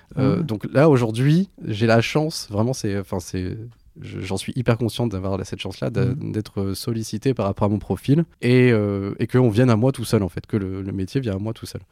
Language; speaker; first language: French; native; French